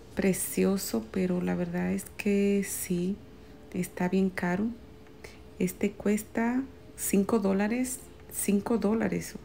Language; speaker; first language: Spanish; native; Spanish